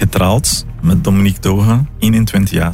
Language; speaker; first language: Dutch; non-native, fluent; Portuguese